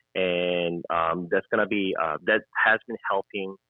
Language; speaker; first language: English; non-native, fluent; Korean